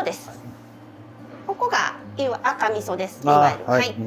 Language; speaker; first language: Japanese; native; Japanese